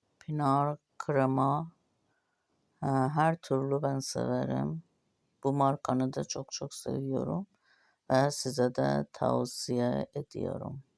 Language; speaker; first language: Turkish; non-native, learner; Azerbaijani